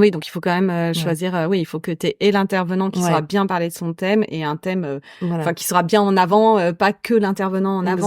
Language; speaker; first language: French; native; French